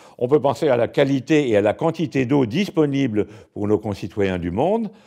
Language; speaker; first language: French; native; French